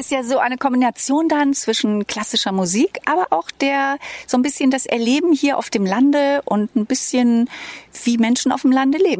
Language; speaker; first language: German; native; German